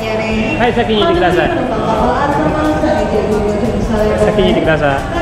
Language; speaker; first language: Japanese; non-native, fluent; Indonesian